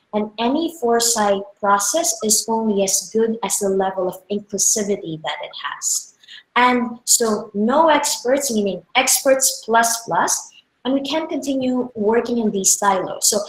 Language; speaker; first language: English; non-native, local second language; Filipino